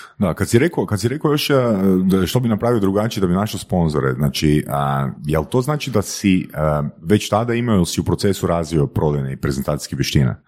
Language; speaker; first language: Croatian; native; Croatian